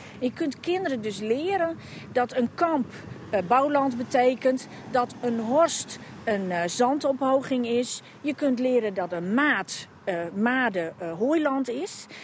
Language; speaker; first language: Dutch; native; Dutch